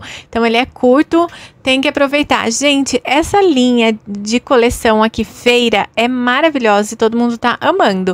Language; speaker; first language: Portuguese; native; Portuguese